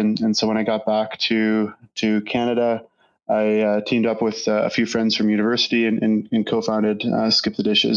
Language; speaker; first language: English; native; English